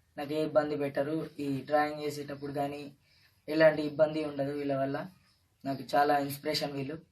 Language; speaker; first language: Telugu; native; Telugu